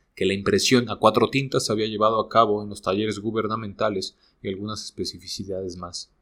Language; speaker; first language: Spanish; native; Spanish